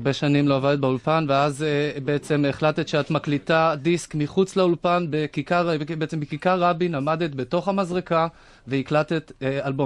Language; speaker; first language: Hebrew; native; Hebrew